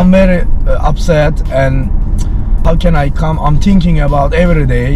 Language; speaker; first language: English; non-native, learner; Turkish